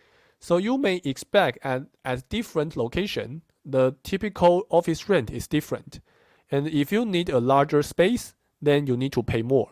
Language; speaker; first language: English; non-native, fluent; Chinese